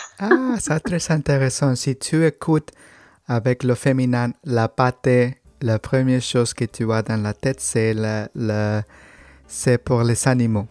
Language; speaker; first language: French; non-native, learner; Spanish